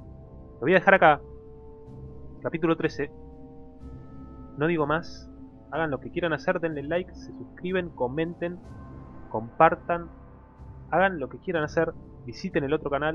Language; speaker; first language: Spanish; native; Spanish